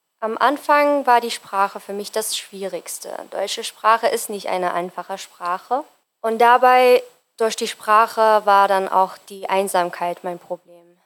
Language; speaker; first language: German; non-native, fluent; Persian